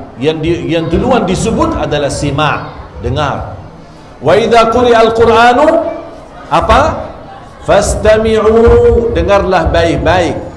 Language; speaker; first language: Malay; non-native, fluent; Arabic